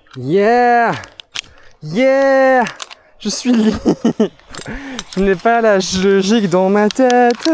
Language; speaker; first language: French; native; French